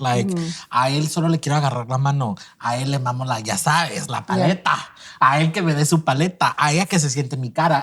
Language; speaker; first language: Spanish; early bilingual, other home language; English